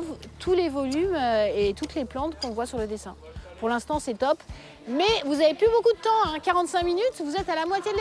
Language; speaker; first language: French; native; French